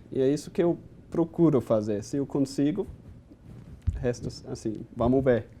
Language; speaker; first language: Portuguese; non-native, fluent; English